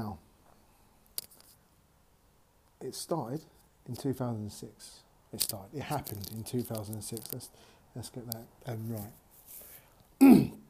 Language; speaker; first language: English; native; English